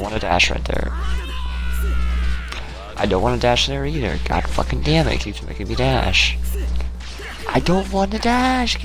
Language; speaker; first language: English; native; English